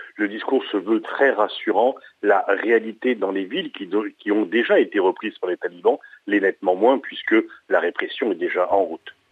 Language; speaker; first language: French; native; French